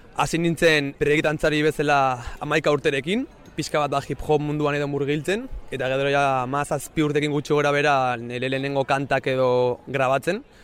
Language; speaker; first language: Basque; native; Basque